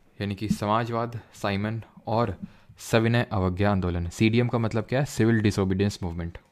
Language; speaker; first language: Hindi; native; Hindi